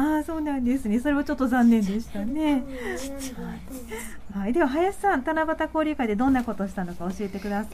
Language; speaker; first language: Japanese; native; Japanese